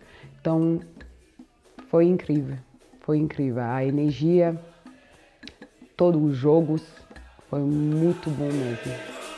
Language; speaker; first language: Portuguese; non-native, fluent; French